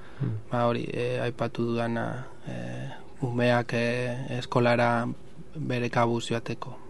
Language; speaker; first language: Basque; non-native, local second language; Spanish